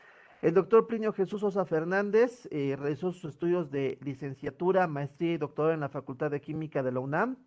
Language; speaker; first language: Spanish; native; Spanish